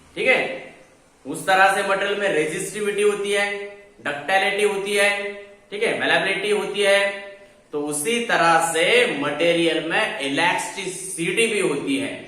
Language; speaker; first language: Hindi; non-native, local second language; Marathi